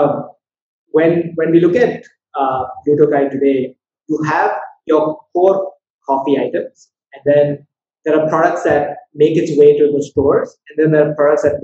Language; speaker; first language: English; non-native, local second language; Tamil